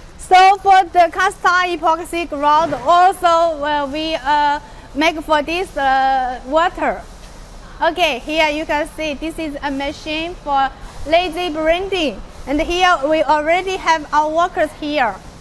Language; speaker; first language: English; non-native, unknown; Chinese